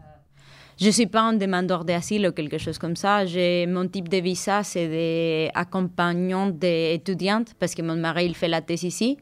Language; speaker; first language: French; non-native, learner; Spanish